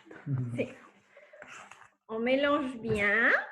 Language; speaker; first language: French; non-native, fluent; Spanish